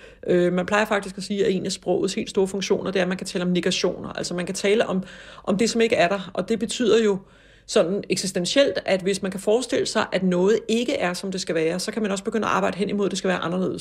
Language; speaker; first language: Danish; native; Danish